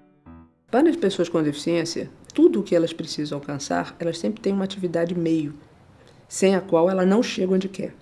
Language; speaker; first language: Portuguese; native; Portuguese